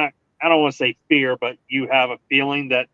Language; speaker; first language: English; native; English